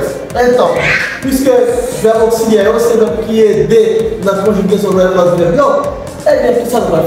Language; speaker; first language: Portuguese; non-native, fluent; Haitian Creole